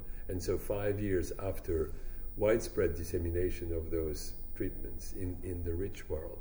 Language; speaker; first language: English; non-native, fluent; French